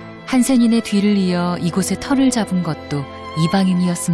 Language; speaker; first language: Korean; native; Korean